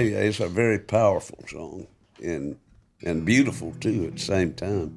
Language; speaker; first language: English; native; English